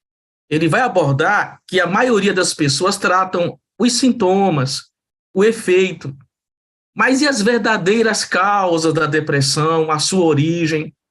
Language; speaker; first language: Portuguese; native; Portuguese